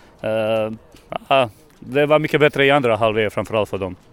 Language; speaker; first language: Swedish; non-native, fluent; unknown